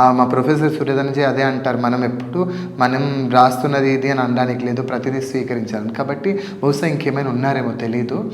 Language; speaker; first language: Telugu; non-native, local second language; Lambadi